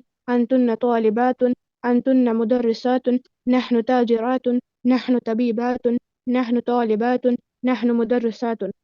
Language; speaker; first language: Arabic; non-native, learner; Urdu